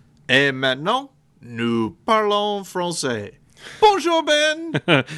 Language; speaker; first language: French; non-native, learner; English